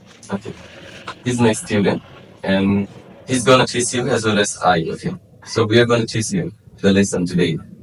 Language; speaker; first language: English; non-native, local second language; Bangla